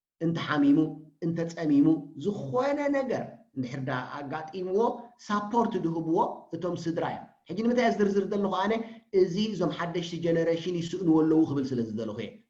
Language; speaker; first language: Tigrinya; native; Tigrinya